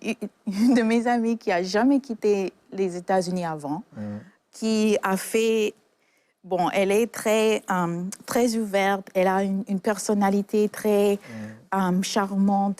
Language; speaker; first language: French; non-native, fluent; English